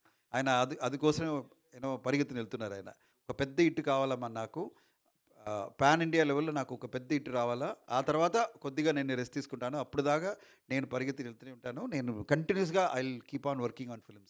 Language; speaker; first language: Telugu; non-native, learner; Tamil